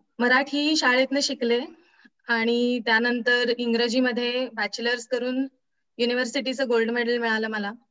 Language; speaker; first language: Marathi; native; Marathi